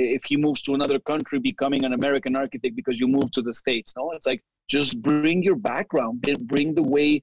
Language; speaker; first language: English; early bilingual, other home language; Spanish